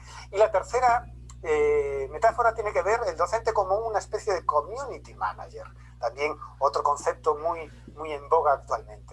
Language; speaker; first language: Spanish; native; Spanish